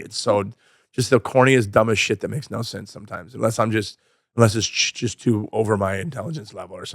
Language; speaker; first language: English; native; English